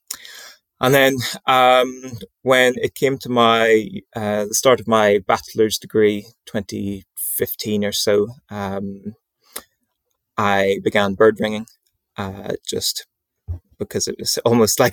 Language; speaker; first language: English; native; English